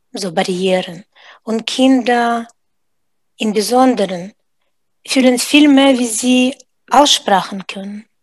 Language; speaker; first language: German; non-native, fluent; Russian